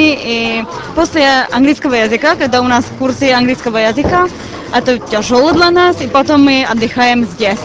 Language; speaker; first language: Russian; non-native, learner; Czech